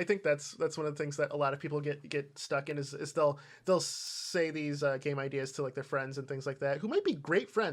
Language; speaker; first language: English; native; English